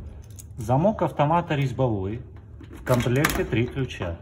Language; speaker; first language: Russian; native; Russian